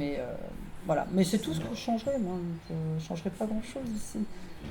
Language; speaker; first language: French; native; French